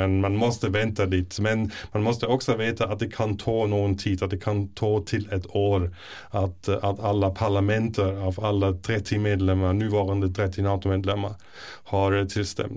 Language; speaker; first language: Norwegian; non-native, fluent; German